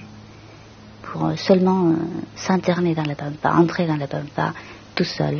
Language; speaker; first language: French; non-native, fluent; Spanish